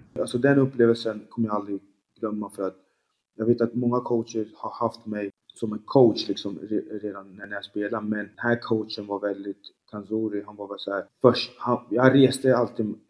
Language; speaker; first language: Swedish; early bilingual, other home language; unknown